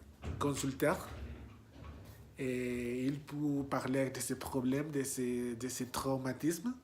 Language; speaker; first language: French; non-native, learner; Spanish